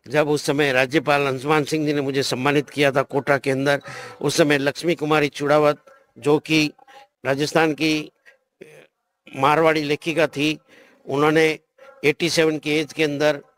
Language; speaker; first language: Hindi; native; Hindi